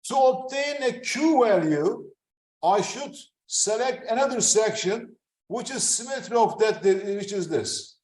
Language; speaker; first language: English; non-native, fluent; Turkish